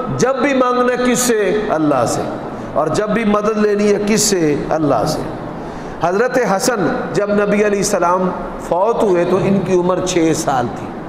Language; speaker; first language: Urdu; non-native, local second language; Punjabi